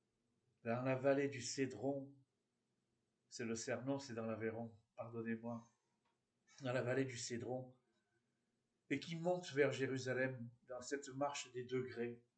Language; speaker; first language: French; native; French